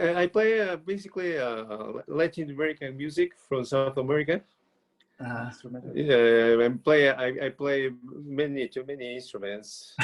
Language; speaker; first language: English; non-native, learner; Spanish